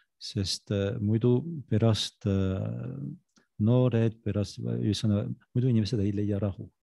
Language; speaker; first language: Estonian; non-native, fluent; French